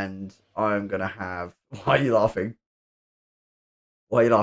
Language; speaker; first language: English; native; English